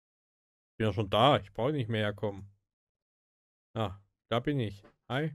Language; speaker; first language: German; native; German